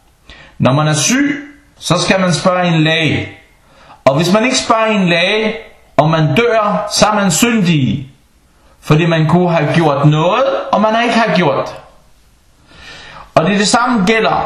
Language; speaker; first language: Danish; non-native, fluent; Arabic